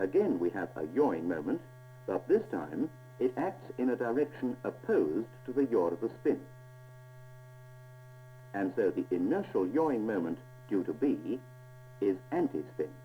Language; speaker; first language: English; native; English